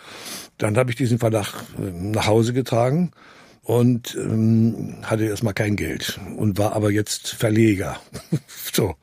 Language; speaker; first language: German; native; German